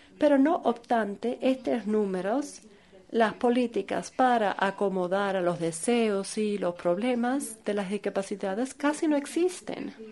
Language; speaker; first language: Spanish; non-native, fluent; Korean